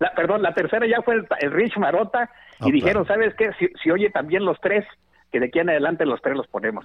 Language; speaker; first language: Spanish; native; Spanish